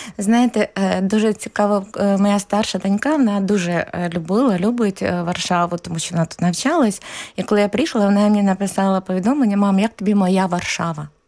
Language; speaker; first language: Ukrainian; native; Ukrainian